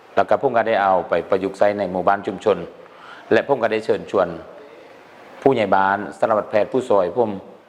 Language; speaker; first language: Thai; native; Thai